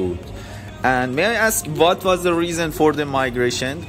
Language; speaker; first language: English; non-native, learner; Persian